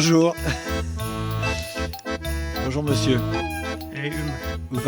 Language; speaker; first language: French; native; French